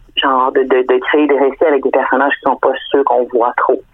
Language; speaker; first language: French; early bilingual, other home language; Danish